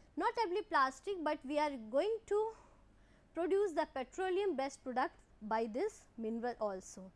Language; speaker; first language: English; non-native, local second language; Hindi